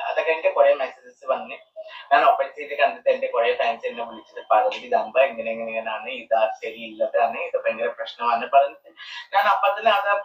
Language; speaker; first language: Malayalam; non-native, fluent; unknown